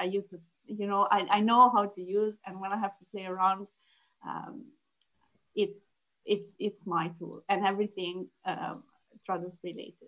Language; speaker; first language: English; non-native, fluent; Italian